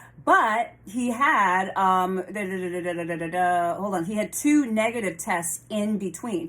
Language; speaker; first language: English; native; English